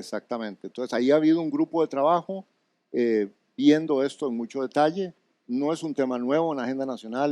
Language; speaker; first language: Spanish; native; Spanish